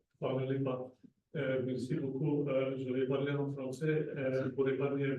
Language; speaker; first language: French; non-native, fluent; Slovenian